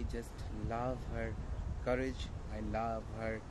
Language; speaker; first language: English; non-native, learner; Bangla